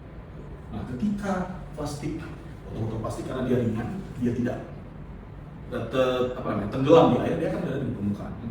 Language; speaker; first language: Indonesian; native; Indonesian